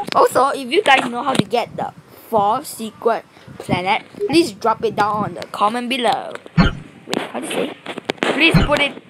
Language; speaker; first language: English; non-native, learner; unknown